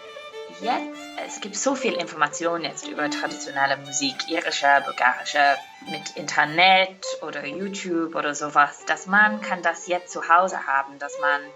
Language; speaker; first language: German; non-native, fluent; Irish